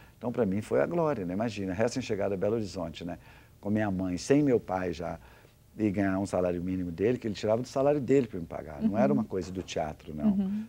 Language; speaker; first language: Portuguese; native; Portuguese